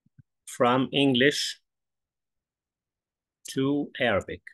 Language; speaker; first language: English; non-native, fluent; Arabic